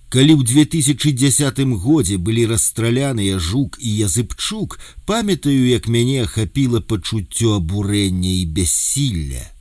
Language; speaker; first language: Belarusian; native; Belarusian